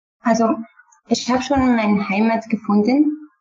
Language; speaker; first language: German; non-native, learner; Kurdish